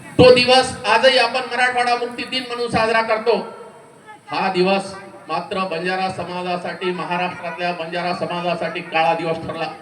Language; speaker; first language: Marathi; non-native, local second language; Lambadi